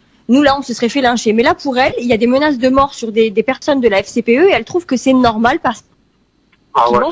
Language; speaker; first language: French; early bilingual, heritage; French